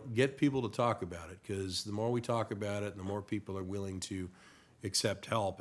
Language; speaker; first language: English; native; English